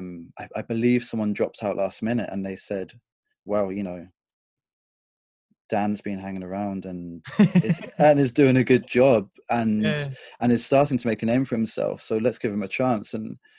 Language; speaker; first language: English; native; English